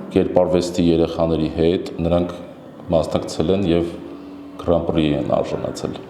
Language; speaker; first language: Armenian; native; Armenian